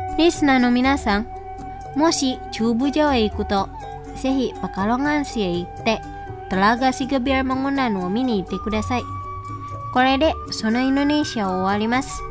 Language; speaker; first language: Japanese; non-native, fluent; Indonesian